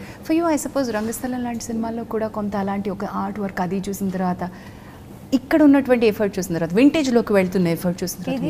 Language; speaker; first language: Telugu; native; Telugu